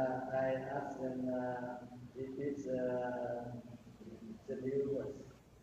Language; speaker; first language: English; non-native, learner; Vietnamese